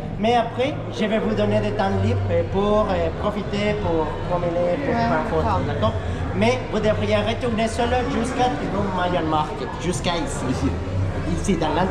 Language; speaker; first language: French; non-native, learner; Spanish